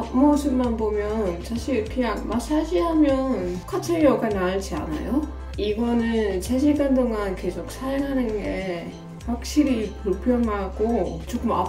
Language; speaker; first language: Korean; non-native, fluent; Dutch